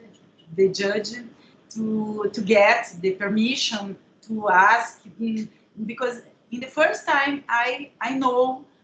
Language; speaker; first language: English; non-native, learner; Portuguese